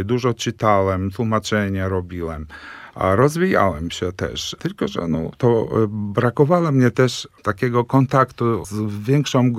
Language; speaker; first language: Polish; early bilingual, heritage; Polish